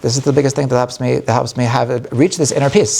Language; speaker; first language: English; native; English